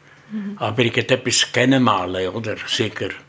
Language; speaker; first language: German; non-native, learner; Italian